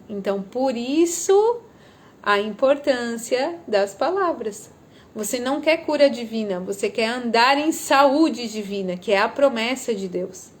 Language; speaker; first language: Portuguese; native; Portuguese